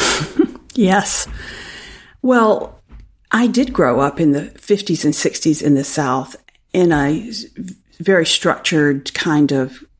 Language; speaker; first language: English; native; English